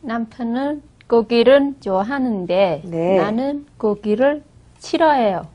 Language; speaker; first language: Korean; non-native, learner; Vietnamese